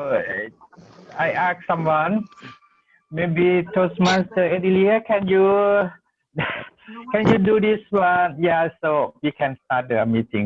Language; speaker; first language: English; non-native, learner; Thai